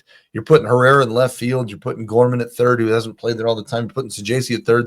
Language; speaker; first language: English; native; English